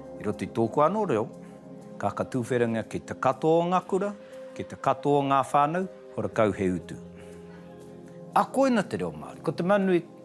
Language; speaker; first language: Māori; native; Māori